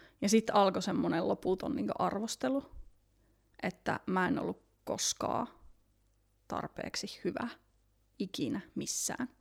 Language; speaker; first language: Finnish; native; Finnish